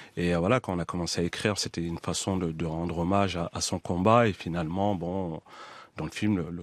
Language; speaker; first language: French; native; French